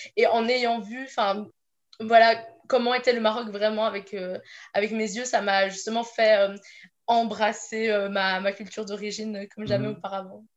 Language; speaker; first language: French; native; French